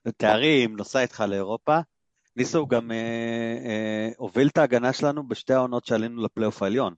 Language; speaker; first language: Hebrew; native; Hebrew